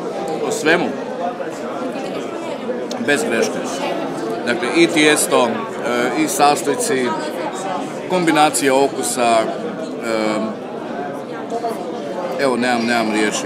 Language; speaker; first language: Croatian; native; Croatian